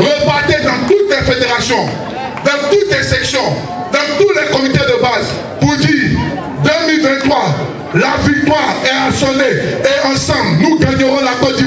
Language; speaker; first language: French; native; French